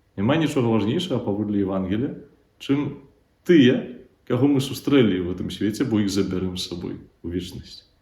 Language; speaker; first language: Belarusian; native; Belarusian